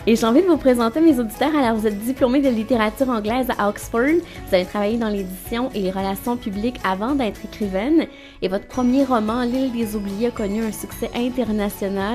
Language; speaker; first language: French; native; French